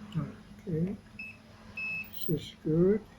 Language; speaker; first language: English; non-native, learner; Indonesian